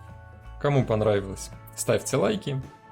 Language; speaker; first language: Russian; native; Russian